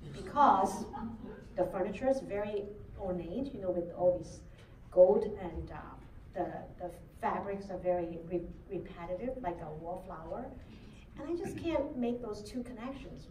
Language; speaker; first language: English; non-native, fluent; Chinese